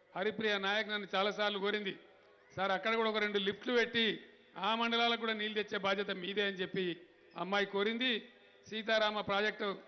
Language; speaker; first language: Telugu; native; Telugu